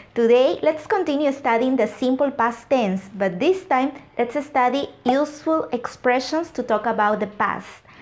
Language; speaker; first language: English; non-native, fluent; Spanish